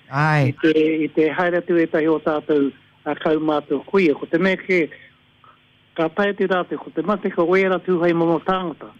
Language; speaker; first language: Māori; native; Māori